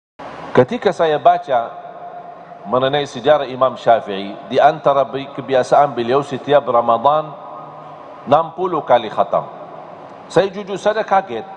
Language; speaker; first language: Indonesian; non-native, fluent; Arabic